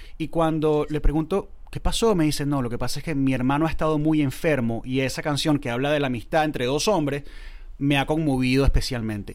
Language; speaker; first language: Spanish; native; Spanish